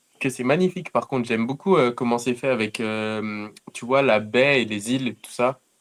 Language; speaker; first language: French; native; French